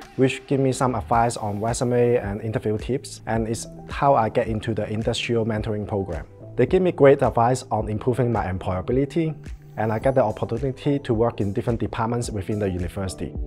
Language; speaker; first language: English; non-native, local second language; Cantonese